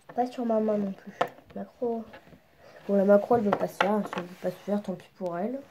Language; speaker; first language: French; native; French